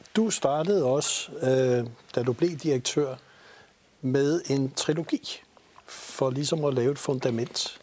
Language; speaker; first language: Danish; native; Danish